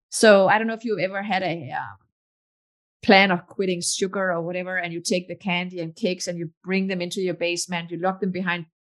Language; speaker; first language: English; non-native, fluent; Danish